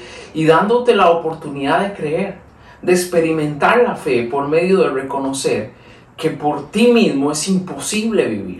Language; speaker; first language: Spanish; native; Spanish